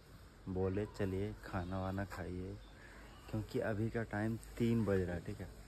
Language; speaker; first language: Hindi; native; Hindi